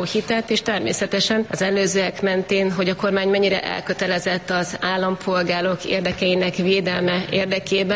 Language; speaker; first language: Hungarian; native; Hungarian